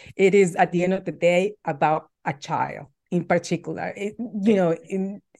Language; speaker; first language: English; non-native, fluent; Spanish